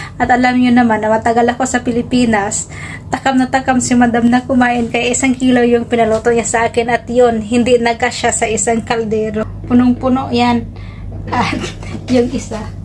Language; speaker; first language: Filipino; non-native, local second language; Cebuano